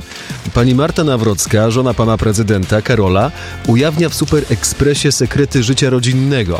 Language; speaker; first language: Polish; native; Polish